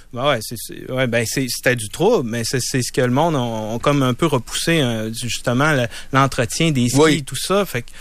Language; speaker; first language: French; native; French